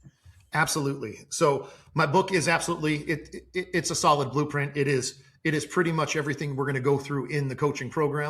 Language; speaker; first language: English; native; English